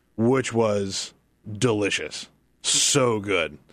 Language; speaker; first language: English; native; English